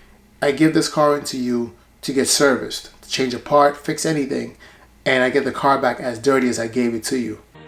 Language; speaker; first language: English; native; English